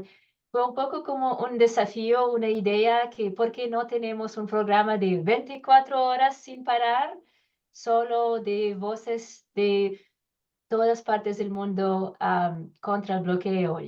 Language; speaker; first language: Spanish; non-native, learner; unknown